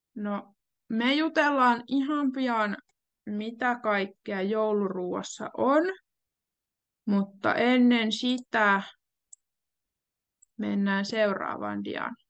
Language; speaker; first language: Finnish; native; Finnish